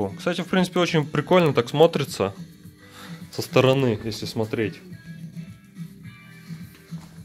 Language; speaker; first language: Russian; native; Russian